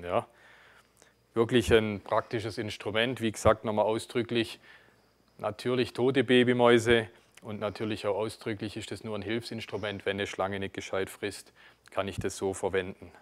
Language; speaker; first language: German; native; German